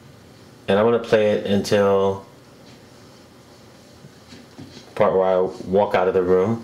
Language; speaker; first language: English; native; English